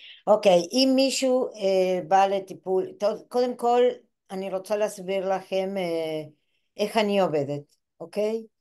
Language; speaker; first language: Hebrew; non-native, fluent; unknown